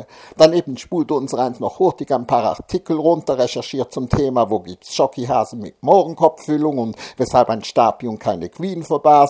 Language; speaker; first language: German; native; German